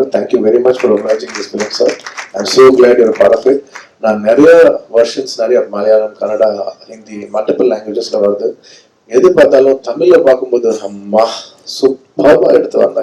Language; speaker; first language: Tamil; non-native, local second language; Telugu